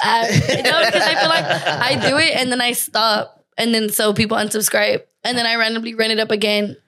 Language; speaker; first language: English; native; English